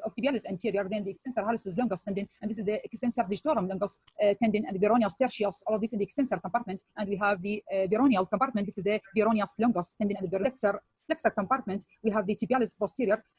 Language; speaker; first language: English; non-native, fluent; Arabic